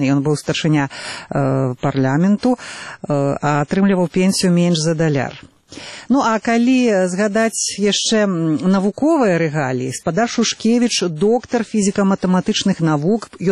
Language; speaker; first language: Belarusian; native; Belarusian